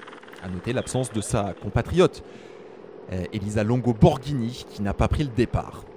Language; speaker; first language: French; native; French